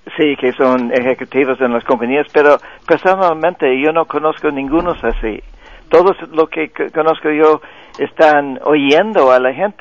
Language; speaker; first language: Spanish; non-native, fluent; English